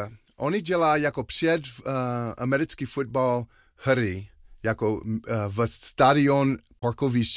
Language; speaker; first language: Czech; non-native, learner; English